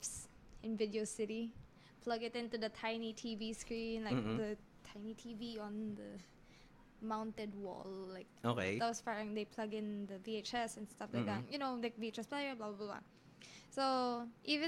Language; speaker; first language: English; non-native, local second language; Filipino